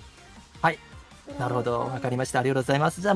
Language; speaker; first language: Japanese; native; Japanese